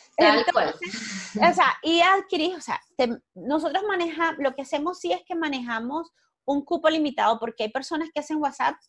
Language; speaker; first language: Spanish; native; Spanish